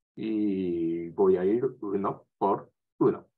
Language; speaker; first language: Spanish; non-native, learner; Japanese